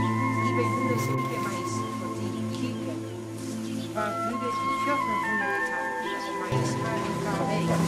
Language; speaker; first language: Danish; non-native, fluent; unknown